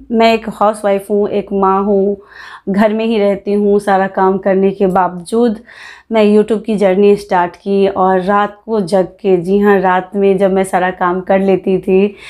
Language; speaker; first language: Hindi; native; Hindi